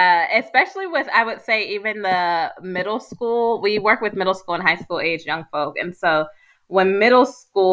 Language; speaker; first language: English; native; English